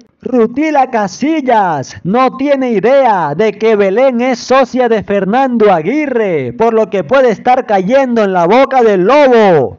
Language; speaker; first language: Spanish; native; Spanish